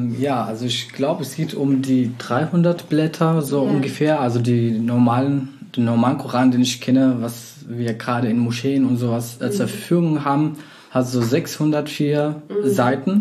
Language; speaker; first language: German; non-native, fluent; Arabic